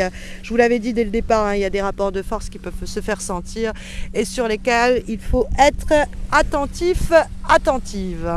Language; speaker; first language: French; native; French